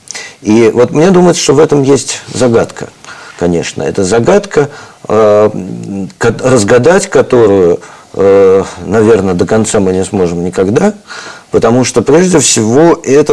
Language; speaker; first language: Russian; native; Russian